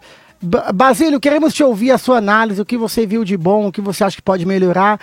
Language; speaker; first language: Portuguese; native; Portuguese